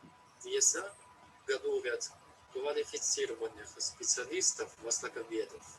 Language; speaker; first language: Russian; non-native, fluent; Chinese